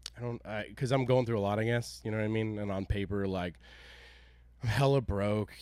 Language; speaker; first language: English; native; English